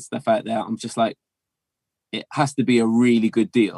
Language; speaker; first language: English; native; English